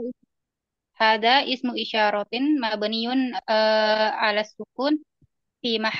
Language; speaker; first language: Arabic; non-native, learner; Indonesian